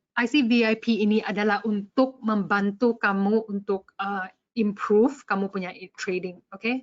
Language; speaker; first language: Malay; non-native, local second language; English